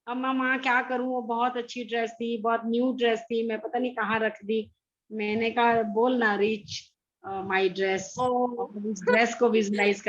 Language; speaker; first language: Hindi; native; Hindi